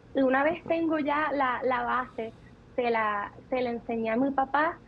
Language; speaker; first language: Spanish; native; Spanish